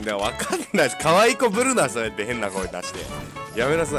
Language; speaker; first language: Japanese; native; Japanese